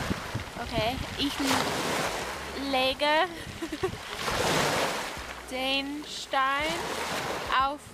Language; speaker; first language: German; non-native, learner; English